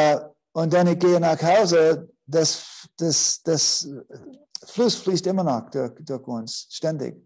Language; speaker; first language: German; non-native, fluent; English